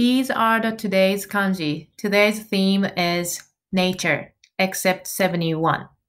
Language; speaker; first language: English; non-native, fluent; Japanese